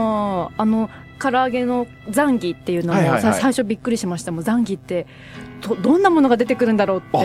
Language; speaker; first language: Japanese; native; Japanese